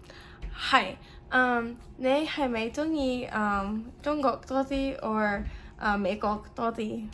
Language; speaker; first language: Cantonese; early bilingual, heritage; English